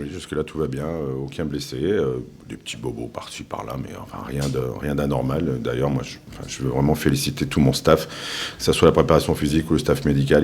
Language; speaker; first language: French; native; French